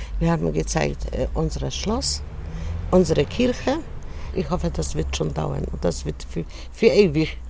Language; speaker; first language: German; non-native, local second language; Polish